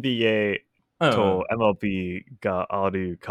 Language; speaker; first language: Japanese; non-native, learner; English